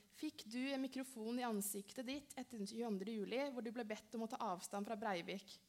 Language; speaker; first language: Norwegian; early bilingual, other home language; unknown